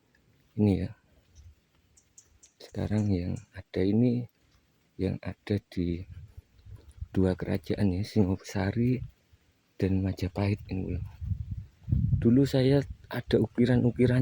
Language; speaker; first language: Indonesian; non-native, local second language; Javanese